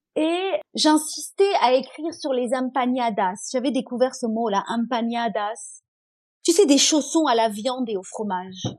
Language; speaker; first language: French; non-native, local second language; Arabic